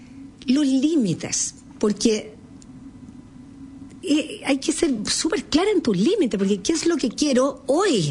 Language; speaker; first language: Spanish; native; Spanish